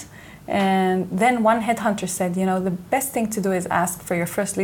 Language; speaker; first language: English; non-native, fluent; Hebrew